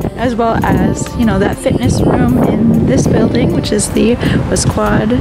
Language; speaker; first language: English; native; English